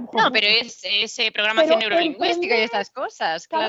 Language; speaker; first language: Spanish; native; Spanish